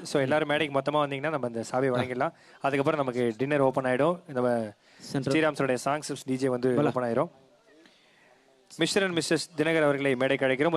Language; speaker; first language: Tamil; native; Tamil